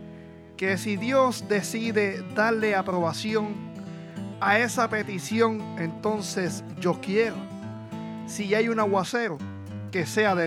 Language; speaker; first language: Spanish; native; Spanish